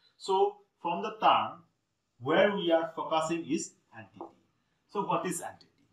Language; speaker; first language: English; non-native, local second language; Assamese